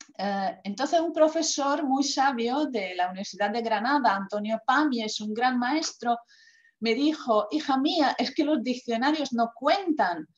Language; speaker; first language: Spanish; non-native, fluent; Croatian